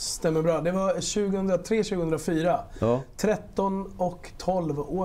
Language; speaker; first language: Swedish; early bilingual, other home language; Spanish